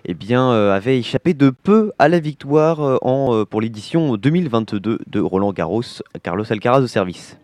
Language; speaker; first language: French; native; French